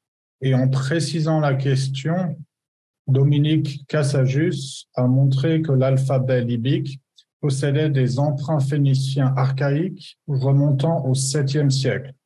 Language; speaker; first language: French; native; French